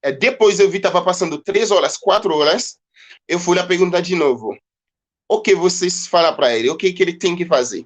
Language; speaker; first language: Portuguese; non-native, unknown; Haitian Creole